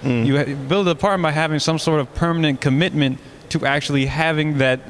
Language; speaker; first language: English; native; English